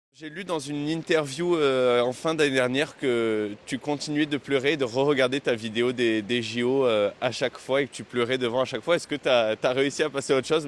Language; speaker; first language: French; native; French